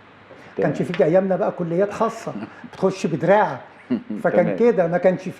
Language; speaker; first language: Arabic; native; Arabic